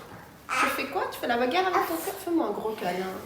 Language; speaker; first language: French; native; French